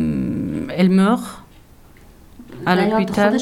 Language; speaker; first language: French; non-native, learner; Persian